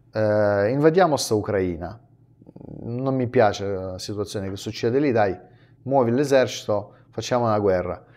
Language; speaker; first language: Italian; non-native, fluent; Russian